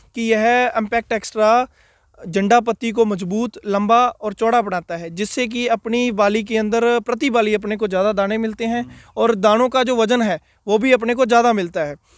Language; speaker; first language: Hindi; non-native, local second language; Punjabi